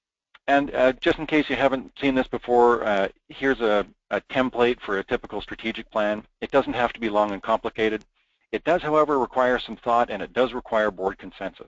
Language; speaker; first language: English; native; English